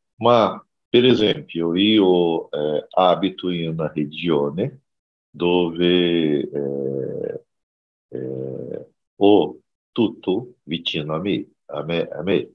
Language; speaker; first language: Italian; non-native, learner; Portuguese